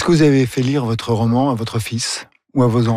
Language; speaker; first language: French; native; French